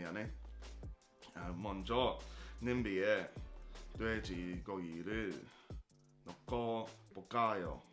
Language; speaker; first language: Korean; non-native, learner; English